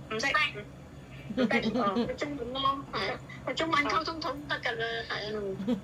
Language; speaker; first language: Chinese; non-native, learner; Indonesian